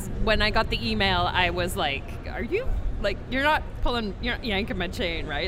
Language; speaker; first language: English; native; English